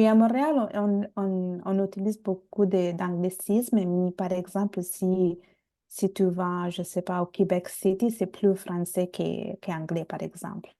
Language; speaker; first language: French; non-native, fluent; Bangla